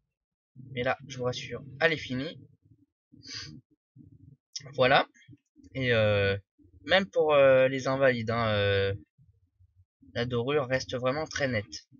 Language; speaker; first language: French; native; French